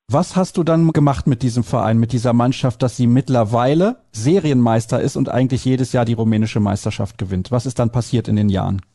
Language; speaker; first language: German; native; German